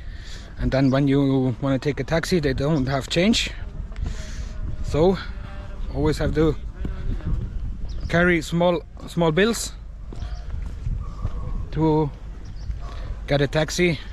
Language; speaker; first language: English; non-native, fluent; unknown